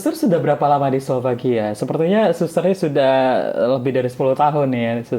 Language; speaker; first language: Indonesian; non-native, fluent; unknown